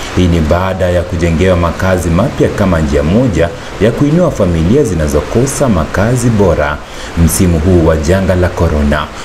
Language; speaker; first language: Swahili; non-native, local second language; Gusii